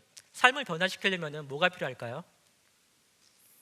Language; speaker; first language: Korean; native; Korean